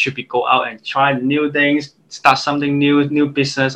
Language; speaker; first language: English; non-native, local second language; Cantonese